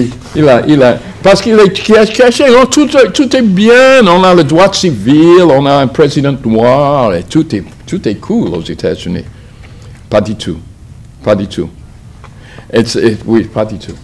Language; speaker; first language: French; non-native, learner; English